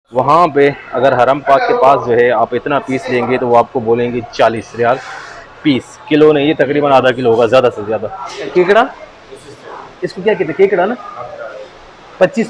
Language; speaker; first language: Hindi; native; Hindi